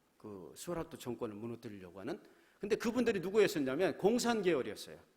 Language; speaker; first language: Korean; native; Korean